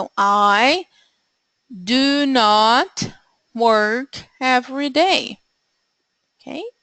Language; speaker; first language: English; non-native, fluent; Portuguese